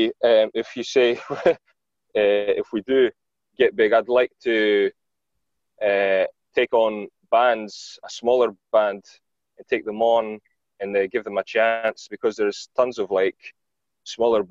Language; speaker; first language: English; non-native, fluent; Greek